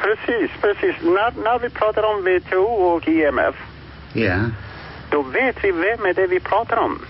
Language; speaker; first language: Swedish; non-native, fluent; Persian